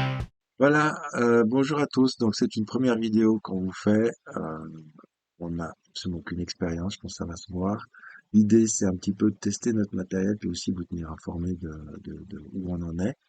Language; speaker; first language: French; native; French